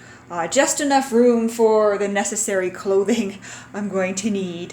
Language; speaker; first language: English; native; English